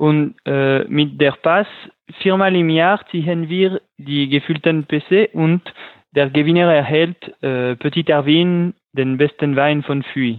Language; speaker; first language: German; non-native, local second language; French